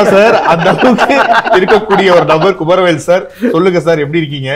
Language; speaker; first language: Tamil; native; Tamil